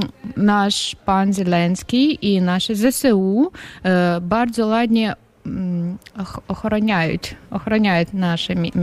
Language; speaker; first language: Polish; non-native, learner; Ukrainian